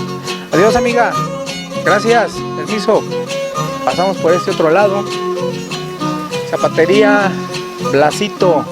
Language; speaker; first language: Spanish; native; Spanish